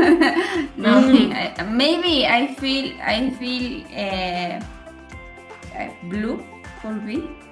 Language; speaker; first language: English; non-native, learner; Spanish